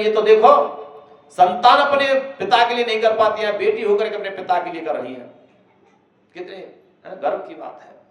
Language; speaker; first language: Hindi; native; Hindi